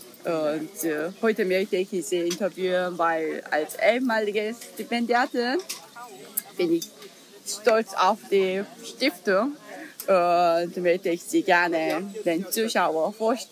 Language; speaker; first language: German; non-native, learner; Korean